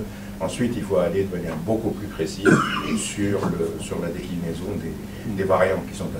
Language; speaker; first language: French; native; French